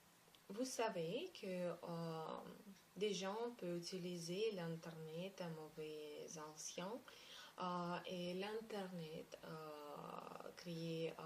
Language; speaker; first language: French; non-native, learner; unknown